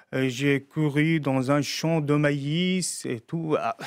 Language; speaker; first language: French; non-native, fluent; Arabic